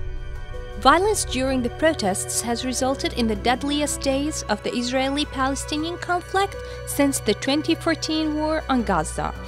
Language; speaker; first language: English; non-native, fluent; Arabic